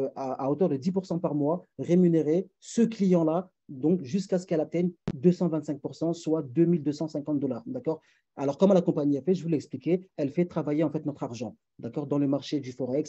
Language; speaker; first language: French; native; French